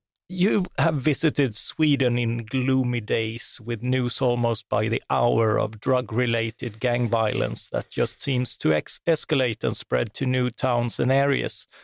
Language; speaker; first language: English; non-native, fluent; Swedish